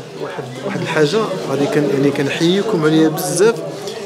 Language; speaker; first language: Arabic; native; Arabic